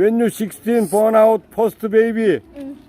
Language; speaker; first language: English; non-native, learner; Korean